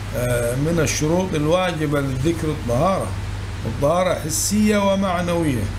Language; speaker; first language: Arabic; native; Arabic